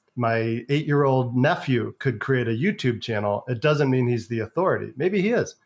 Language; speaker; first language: English; native; English